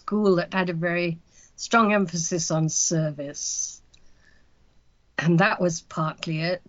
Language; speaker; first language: English; native; English